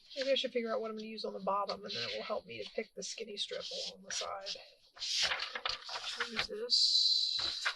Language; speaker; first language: English; native; English